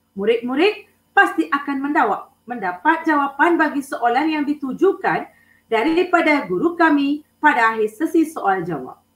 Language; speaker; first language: Malay; non-native, local second language; Tamil